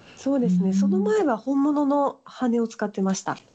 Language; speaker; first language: Japanese; native; Japanese